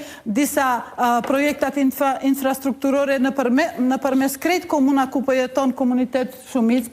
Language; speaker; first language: Albanian; non-native, local second language; Bosnian